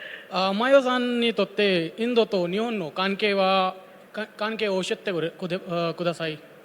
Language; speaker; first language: Japanese; non-native, learner; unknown